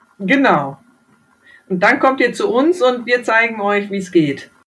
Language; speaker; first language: German; native; German